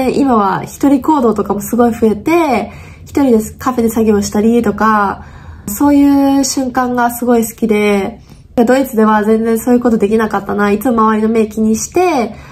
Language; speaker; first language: Japanese; non-native, fluent; German